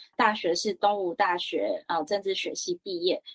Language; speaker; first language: Chinese; native; Chinese